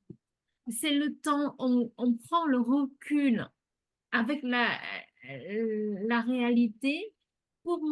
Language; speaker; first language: French; non-native, fluent; Vietnamese